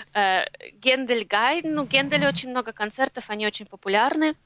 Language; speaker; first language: Russian; native; Russian